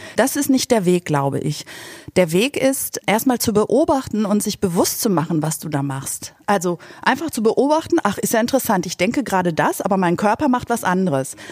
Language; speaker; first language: German; native; German